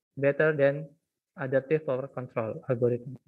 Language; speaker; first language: English; non-native, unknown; Indonesian